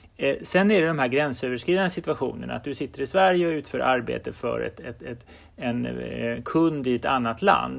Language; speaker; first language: Swedish; native; Swedish